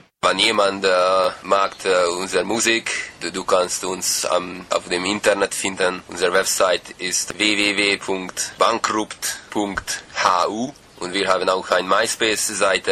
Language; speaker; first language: German; non-native, learner; Hungarian